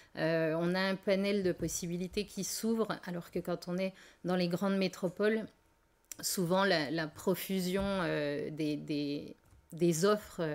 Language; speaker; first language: French; native; French